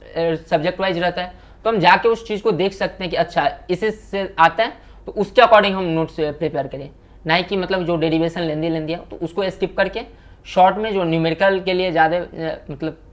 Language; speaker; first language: Hindi; native; Hindi